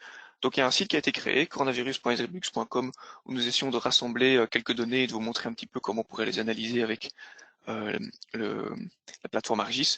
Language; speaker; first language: French; native; French